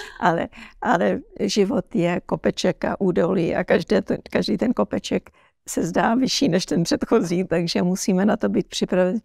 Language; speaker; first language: Czech; early bilingual, heritage; Czech